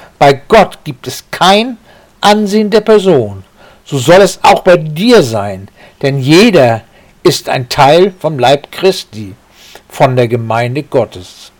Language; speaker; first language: German; native; German